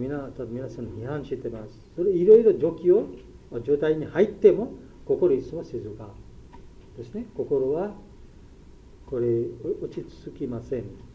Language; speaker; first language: Japanese; non-native, learner; Bangla